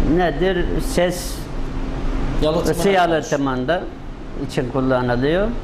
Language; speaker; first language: Turkish; native; Turkish